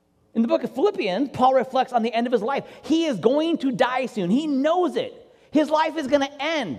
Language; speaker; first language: English; native; English